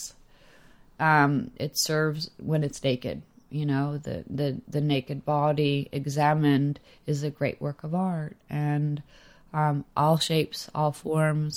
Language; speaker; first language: English; native; English